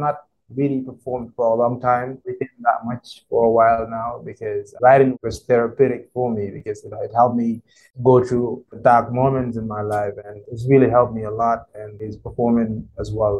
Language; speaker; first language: English; non-native, local second language; Krio